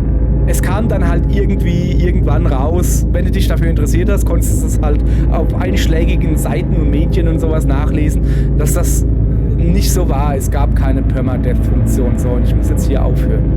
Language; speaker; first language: German; native; German